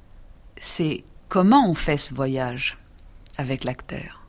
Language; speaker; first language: French; native; French